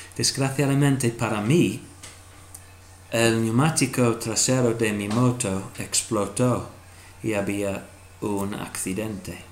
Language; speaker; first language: Spanish; non-native, learner; English